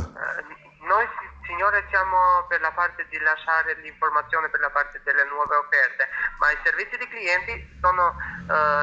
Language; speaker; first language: Italian; non-native, local second language; Albanian